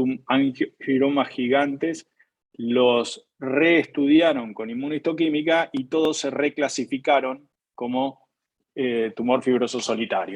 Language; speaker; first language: Spanish; native; Spanish